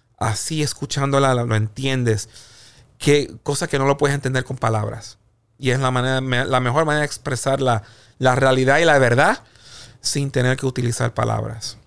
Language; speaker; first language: Spanish; native; Spanish